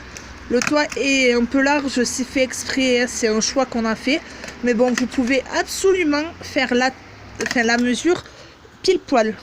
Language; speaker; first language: French; native; French